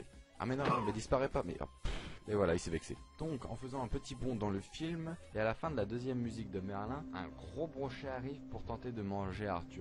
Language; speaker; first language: French; native; French